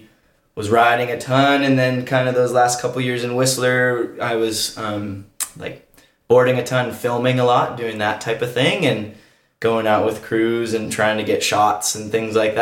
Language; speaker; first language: English; native; English